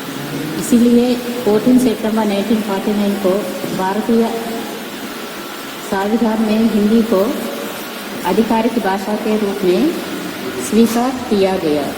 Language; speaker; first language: Hindi; non-native, local second language; Telugu